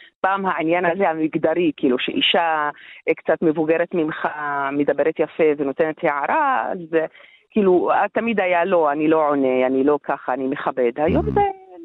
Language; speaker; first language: Hebrew; non-native, local second language; Arabic